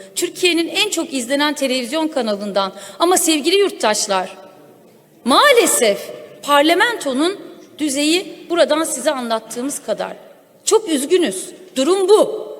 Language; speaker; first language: Turkish; non-native, local second language; Kurdish